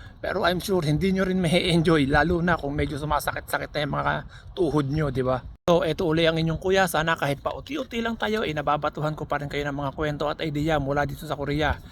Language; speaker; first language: Filipino; native; Filipino